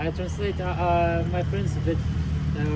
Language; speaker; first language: English; non-native, learner; Russian